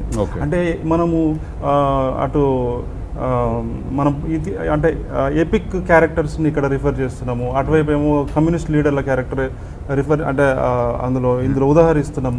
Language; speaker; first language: Telugu; native; Telugu